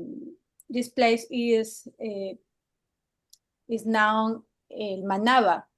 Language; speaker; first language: English; non-native, learner; Spanish